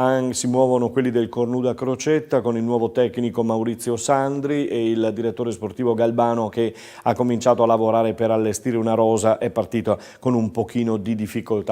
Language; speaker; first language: Italian; native; Italian